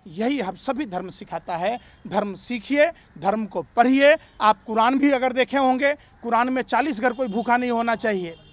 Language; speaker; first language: Hindi; native; Hindi